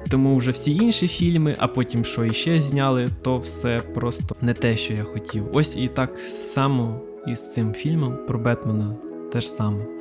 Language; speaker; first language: Ukrainian; non-native, local second language; Russian